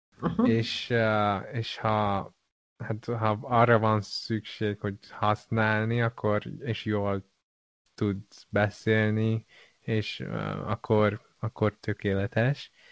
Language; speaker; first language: Hungarian; non-native, learner; Chinese